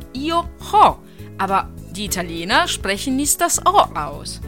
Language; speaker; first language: German; non-native, fluent; Italian